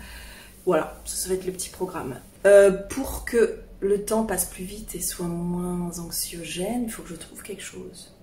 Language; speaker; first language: French; native; French